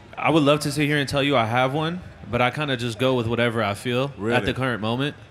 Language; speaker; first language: English; native; English